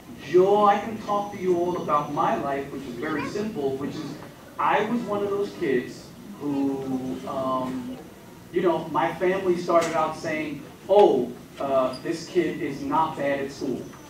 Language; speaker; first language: English; early bilingual, other home language; Spanish